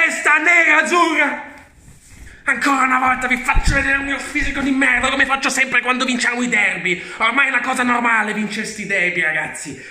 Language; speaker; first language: Italian; early bilingual, heritage; Italian